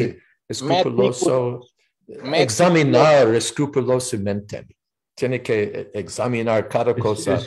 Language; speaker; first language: Spanish; non-native, fluent; English